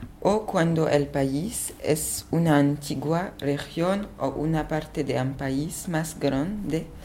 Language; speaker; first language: Spanish; non-native, learner; French